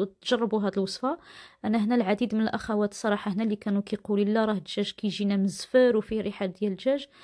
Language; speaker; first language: Arabic; native; Arabic